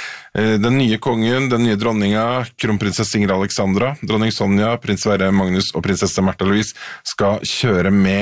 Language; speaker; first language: Norwegian; native; Norwegian